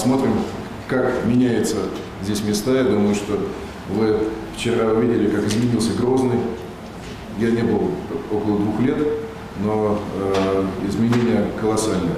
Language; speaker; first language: Russian; native; Russian